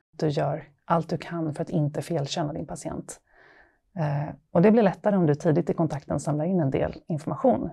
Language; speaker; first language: Swedish; native; Swedish